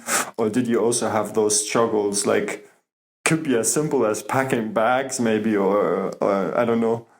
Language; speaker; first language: English; non-native, fluent; German